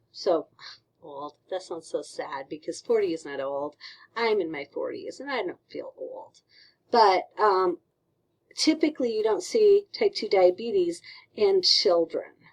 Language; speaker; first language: English; native; English